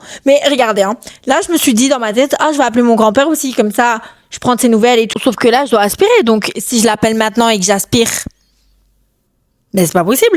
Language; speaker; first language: French; native; French